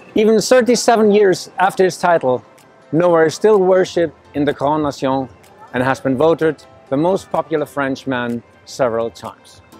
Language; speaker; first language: English; non-native, fluent; German